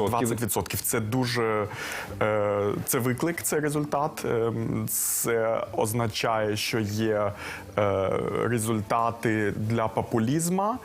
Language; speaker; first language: Ukrainian; early bilingual, heritage; Ukrainian